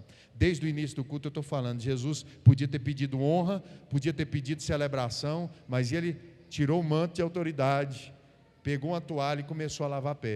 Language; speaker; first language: Portuguese; native; Portuguese